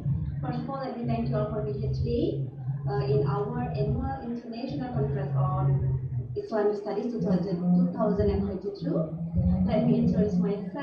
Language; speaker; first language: English; non-native, learner; Indonesian